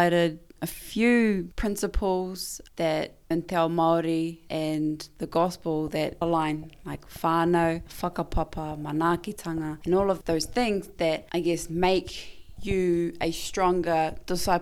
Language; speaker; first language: English; native; English